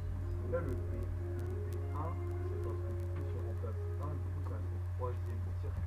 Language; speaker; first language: French; native; French